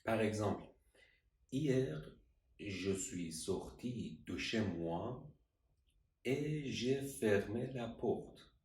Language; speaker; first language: French; non-native, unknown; Persian